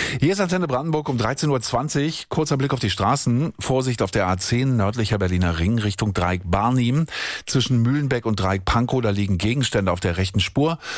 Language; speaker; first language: German; native; German